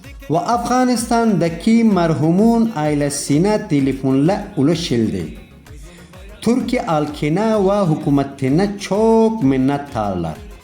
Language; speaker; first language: Turkish; non-native, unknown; Persian